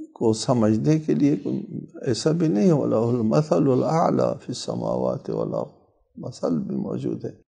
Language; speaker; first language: Urdu; non-native, local second language; Balti